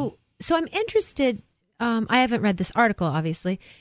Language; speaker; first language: English; native; English